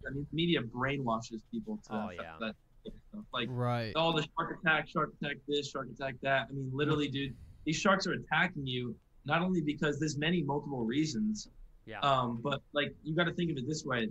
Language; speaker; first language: English; native; English